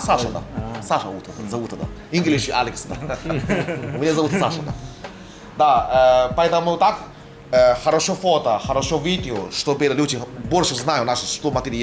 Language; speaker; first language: Russian; non-native, learner; Chinese